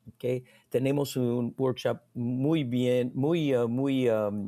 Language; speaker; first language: Spanish; non-native, learner; English